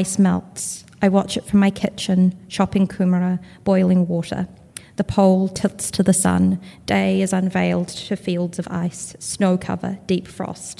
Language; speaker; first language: English; native; English